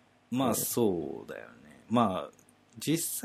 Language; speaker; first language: Japanese; native; Japanese